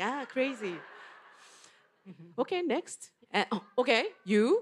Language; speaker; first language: English; non-native, learner; Japanese